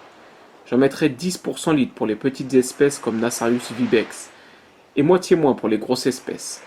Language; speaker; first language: French; native; French